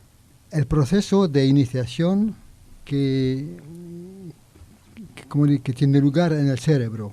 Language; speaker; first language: Spanish; non-native, learner; French